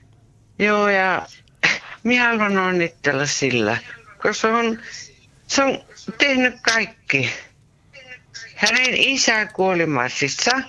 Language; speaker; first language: Finnish; non-native, local second language; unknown